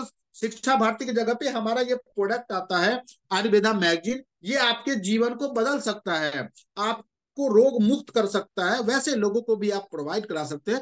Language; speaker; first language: Hindi; native; Hindi